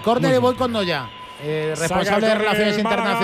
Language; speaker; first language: Spanish; native; Spanish